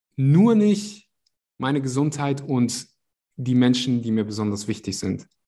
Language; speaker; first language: German; early bilingual, other home language; Russian